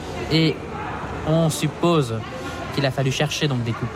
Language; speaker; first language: French; native; French